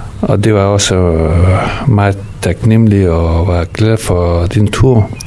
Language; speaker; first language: Danish; non-native, learner; Persian